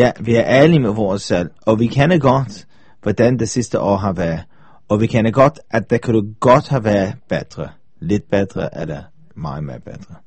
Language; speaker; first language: Danish; non-native, fluent; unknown